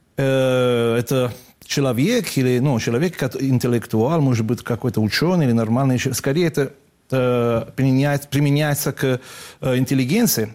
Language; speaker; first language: Russian; non-native, fluent; Italian